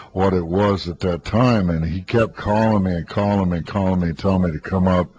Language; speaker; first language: English; native; English